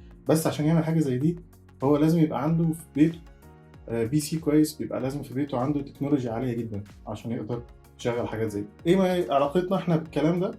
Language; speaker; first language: Arabic; native; Arabic